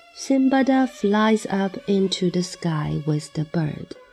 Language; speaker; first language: English; non-native, fluent; Chinese